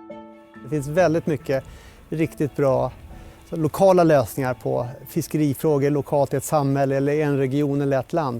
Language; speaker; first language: Swedish; native; Swedish